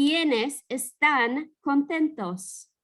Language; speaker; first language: Spanish; non-native, fluent; English